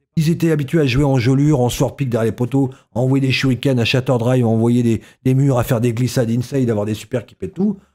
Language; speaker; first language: French; native; French